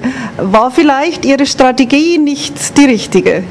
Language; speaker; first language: German; native; German